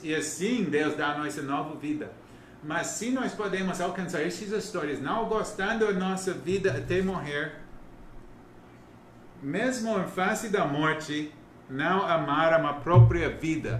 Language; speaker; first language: Portuguese; non-native, learner; English